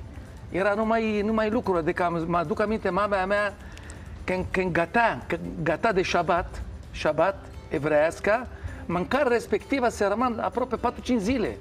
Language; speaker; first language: Romanian; non-native, learner; Hebrew